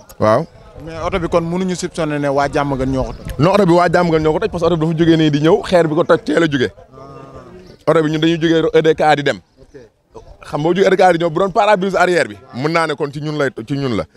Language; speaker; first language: Wolof; native; Wolof